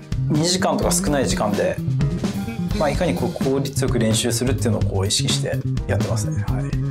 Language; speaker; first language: Japanese; native; Japanese